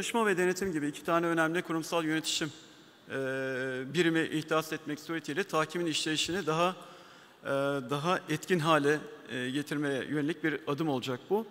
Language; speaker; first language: Turkish; native; Turkish